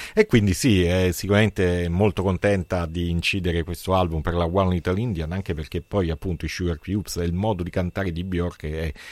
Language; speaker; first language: Italian; native; Italian